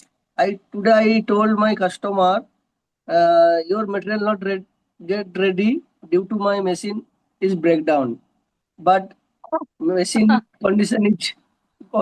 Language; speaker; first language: English; non-native, local second language; Hindi